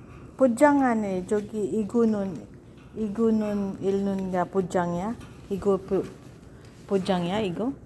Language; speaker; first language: Korean; non-native, learner; Filipino